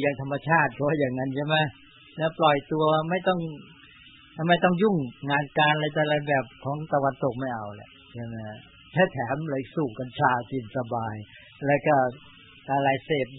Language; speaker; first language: Thai; native; Thai